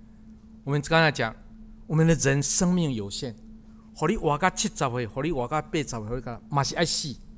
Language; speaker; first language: Chinese; non-native, local second language; Min Nan Chinese